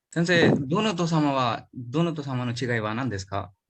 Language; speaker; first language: Japanese; non-native, learner; Hindi